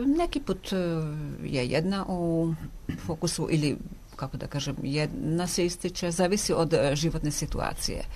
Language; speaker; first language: Serbian; non-native, local second language; Hungarian